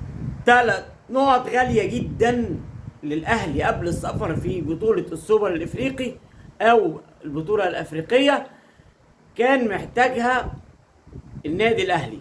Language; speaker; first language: Arabic; native; Arabic